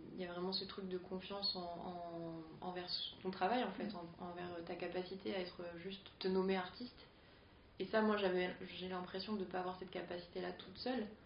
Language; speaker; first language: French; native; French